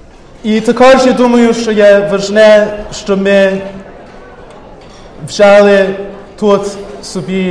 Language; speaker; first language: Ukrainian; early bilingual, heritage; Ukrainian